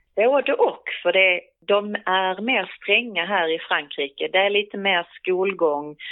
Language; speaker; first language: Swedish; native; Swedish